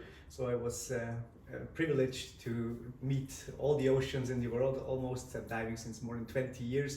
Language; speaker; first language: English; non-native, fluent; Swiss German